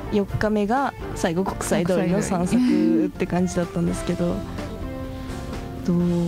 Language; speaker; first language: Japanese; native; Japanese